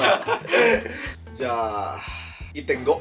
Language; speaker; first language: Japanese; non-native, fluent; Indonesian